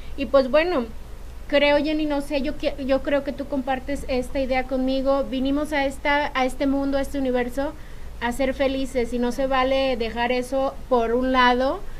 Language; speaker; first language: Spanish; native; Spanish